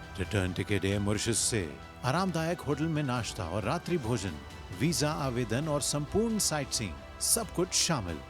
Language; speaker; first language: Hindi; non-native, local second language; Morisyen